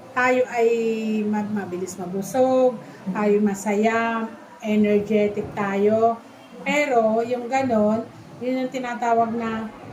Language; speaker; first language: Filipino; native; Filipino